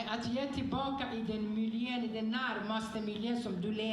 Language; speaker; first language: Swedish; non-native, fluent; French